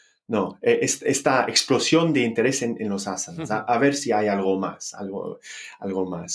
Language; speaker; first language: Spanish; non-native, fluent; English